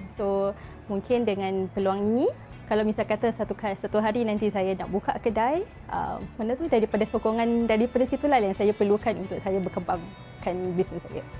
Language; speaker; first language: Malay; native; Malay